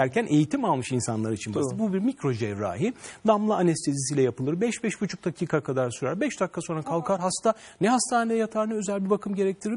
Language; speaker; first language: Turkish; native; Turkish